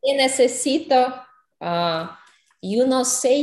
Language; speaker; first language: Spanish; non-native, learner; English